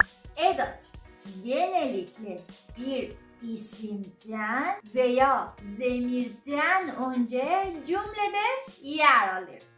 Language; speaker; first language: Turkish; non-native, learner; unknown